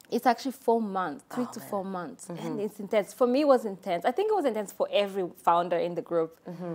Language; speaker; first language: English; non-native, local second language; Kinyarwanda